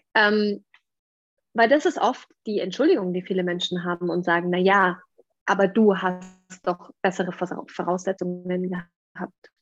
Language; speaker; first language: German; native; German